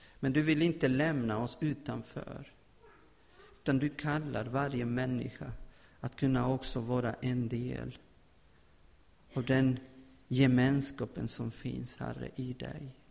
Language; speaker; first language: Swedish; non-native, fluent; Spanish